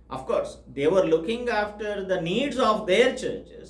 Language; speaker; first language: English; non-native, local second language; Telugu